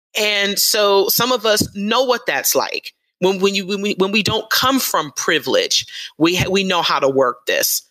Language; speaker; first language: English; native; English